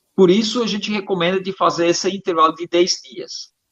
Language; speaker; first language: Portuguese; non-native, fluent; German